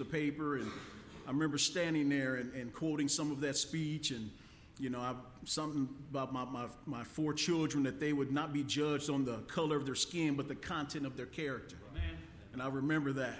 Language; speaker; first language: English; native; English